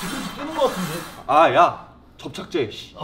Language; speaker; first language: Korean; native; Korean